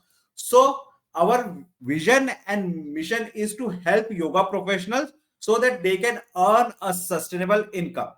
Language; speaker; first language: Hindi; native; Hindi